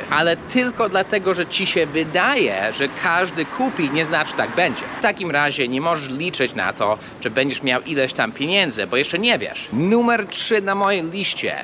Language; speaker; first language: Polish; non-native, fluent; English